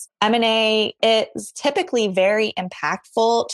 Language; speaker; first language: English; native; English